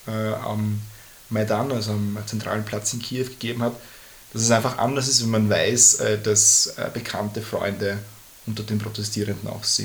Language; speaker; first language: German; native; German